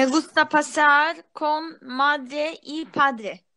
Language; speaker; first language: Spanish; non-native, learner; Turkish